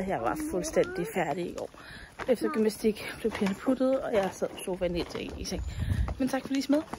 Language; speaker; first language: Danish; native; Danish